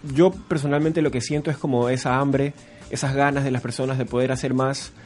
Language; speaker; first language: Spanish; native; Spanish